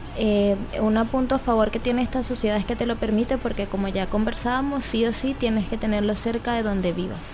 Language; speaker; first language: Spanish; native; Spanish